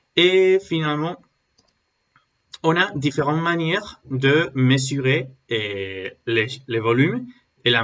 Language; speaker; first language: French; non-native, learner; Spanish